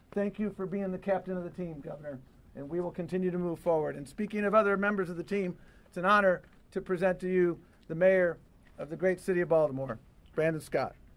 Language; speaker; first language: English; early bilingual, other home language; Spanish